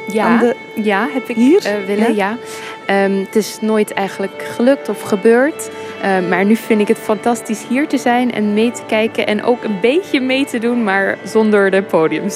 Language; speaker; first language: Dutch; early bilingual, heritage; English